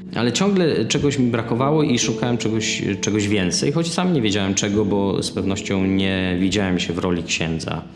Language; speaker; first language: Polish; native; Polish